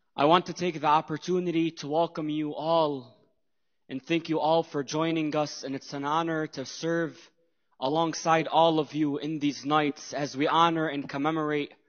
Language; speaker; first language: English; native; English